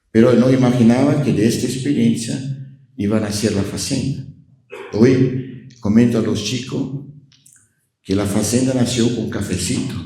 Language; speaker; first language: Spanish; non-native, fluent; Portuguese